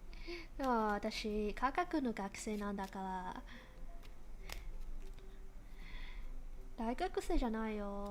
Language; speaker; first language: Japanese; non-native, learner; English